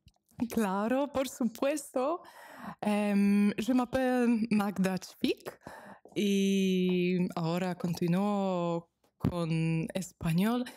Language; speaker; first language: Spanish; non-native, fluent; Polish